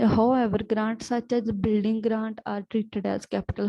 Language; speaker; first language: English; non-native, local second language; Punjabi